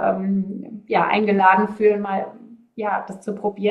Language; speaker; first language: German; native; German